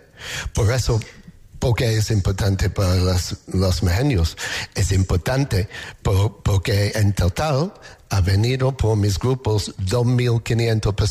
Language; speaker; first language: Spanish; non-native, learner; English